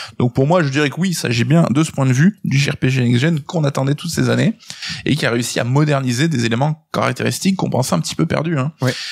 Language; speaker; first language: French; native; French